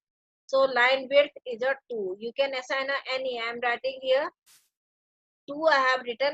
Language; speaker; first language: English; non-native, local second language; Hindi